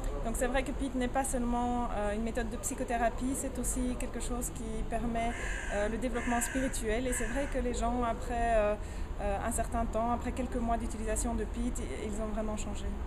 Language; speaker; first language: French; native; French